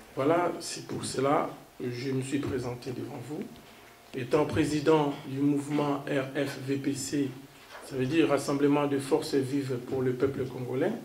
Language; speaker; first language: French; non-native, local second language; Kongo